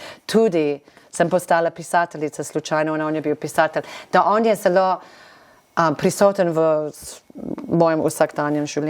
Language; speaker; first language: Slovenian; non-native, fluent; English